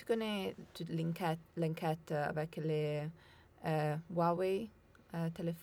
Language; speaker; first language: French; non-native, learner; Italian